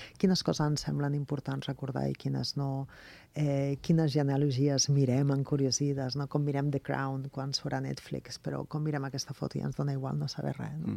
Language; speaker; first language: Catalan; non-native, local second language; Spanish